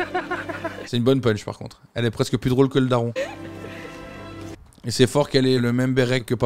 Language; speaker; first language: French; native; French